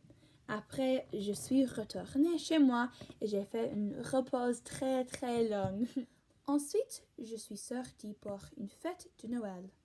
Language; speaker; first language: French; non-native, learner; English